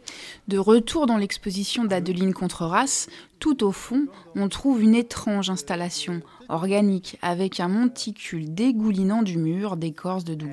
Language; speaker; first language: French; native; French